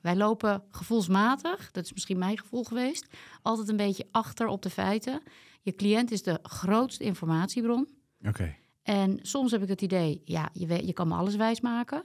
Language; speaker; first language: Dutch; native; Dutch